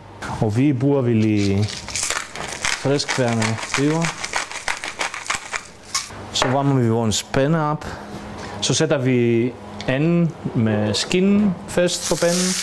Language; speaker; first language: Danish; non-native, fluent; Greek